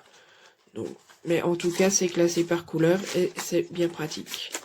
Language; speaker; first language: French; native; French